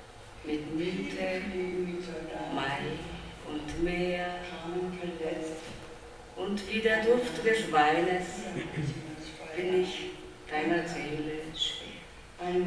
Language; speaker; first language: German; non-native, fluent; Korean